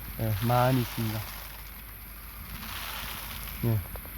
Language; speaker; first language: Korean; non-native, fluent; Khmer